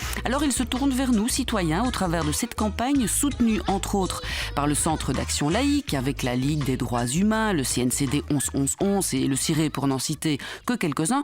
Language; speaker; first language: French; native; French